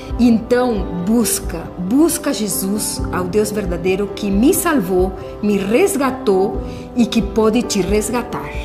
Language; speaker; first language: Portuguese; non-native, fluent; Spanish